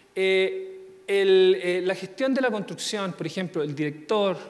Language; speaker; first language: Spanish; native; Spanish